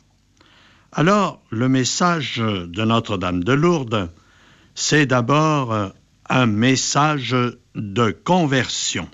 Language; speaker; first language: French; native; French